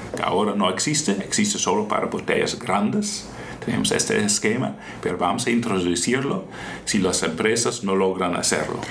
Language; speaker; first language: Spanish; non-native, fluent; Dutch